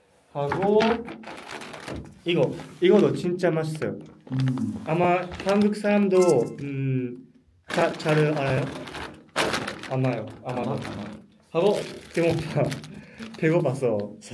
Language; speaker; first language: Korean; non-native, learner; Japanese